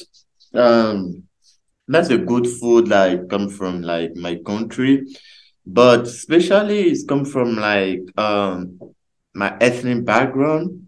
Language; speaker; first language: English; non-native, learner; French